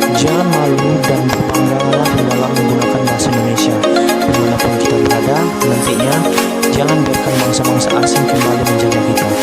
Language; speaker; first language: Indonesian; non-native, local second language; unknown